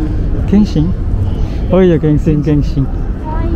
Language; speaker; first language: Japanese; non-native, fluent; Indonesian